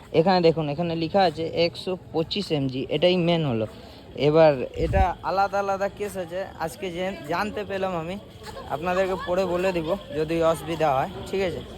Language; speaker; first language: Bangla; non-native, learner; Hindi